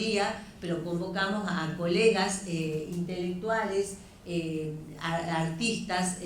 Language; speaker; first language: Spanish; native; Spanish